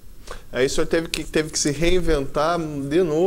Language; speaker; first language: Portuguese; native; Portuguese